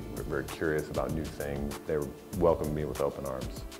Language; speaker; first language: English; native; English